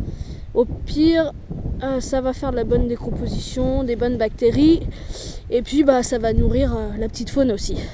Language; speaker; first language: French; native; French